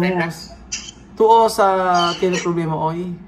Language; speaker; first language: Spanish; non-native, learner; Filipino